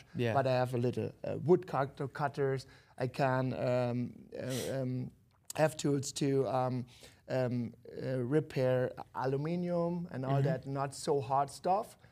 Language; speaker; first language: English; non-native, learner; German